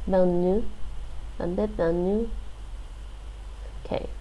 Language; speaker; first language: Vietnamese; non-native, learner; English